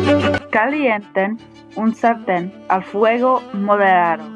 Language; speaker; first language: Spanish; non-native, learner; English